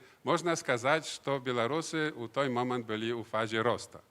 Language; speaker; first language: Polish; non-native, learner; Belarusian